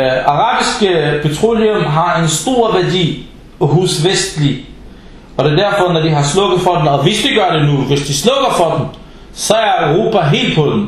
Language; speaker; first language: Danish; non-native, fluent; Arabic